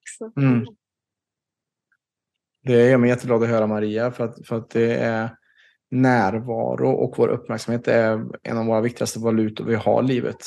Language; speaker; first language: Swedish; native; Swedish